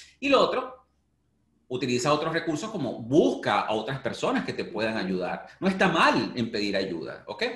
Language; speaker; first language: Spanish; native; Spanish